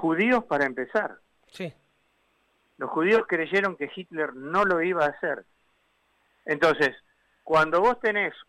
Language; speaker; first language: Spanish; native; Spanish